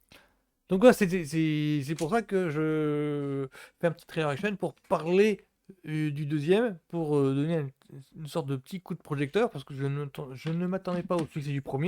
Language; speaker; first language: French; native; French